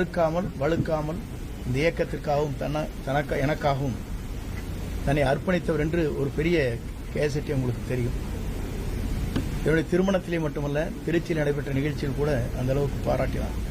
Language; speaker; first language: Tamil; native; Tamil